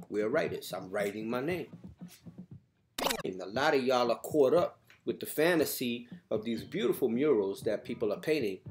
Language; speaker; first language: English; native; English